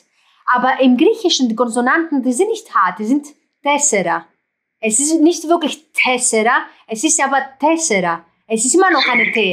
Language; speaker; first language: German; non-native, fluent; Greek